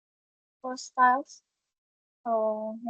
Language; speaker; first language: English; non-native, learner; Indonesian